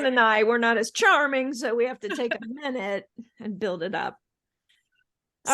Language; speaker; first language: English; native; English